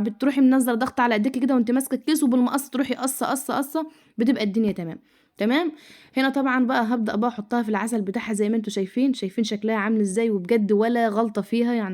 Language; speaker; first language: Arabic; native; Arabic